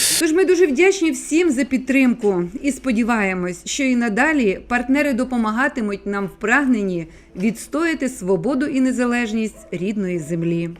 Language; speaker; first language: Ukrainian; native; Ukrainian